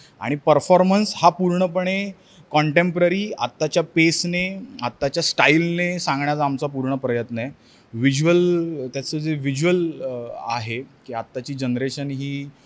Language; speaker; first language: Marathi; native; Marathi